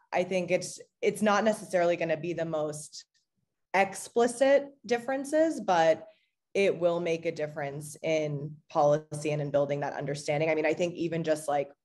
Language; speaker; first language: English; native; English